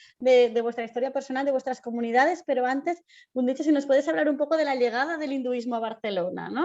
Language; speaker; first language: Spanish; non-native, local second language; Catalan